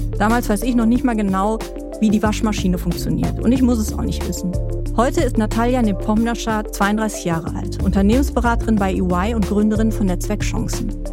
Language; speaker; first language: German; native; German